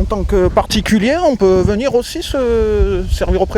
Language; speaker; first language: French; native; French